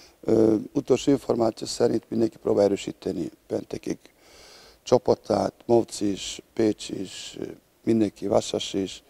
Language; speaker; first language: Hungarian; non-native, learner; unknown